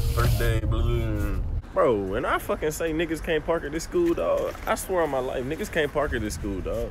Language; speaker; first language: English; native; English